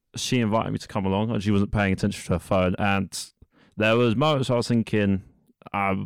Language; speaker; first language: English; native; English